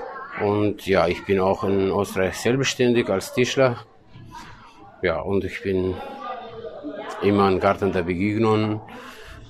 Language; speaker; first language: German; non-native, learner; Kurdish